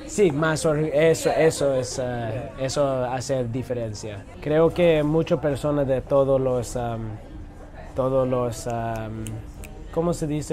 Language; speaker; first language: Spanish; non-native, learner; English